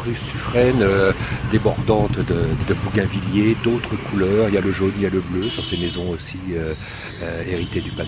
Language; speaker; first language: French; native; French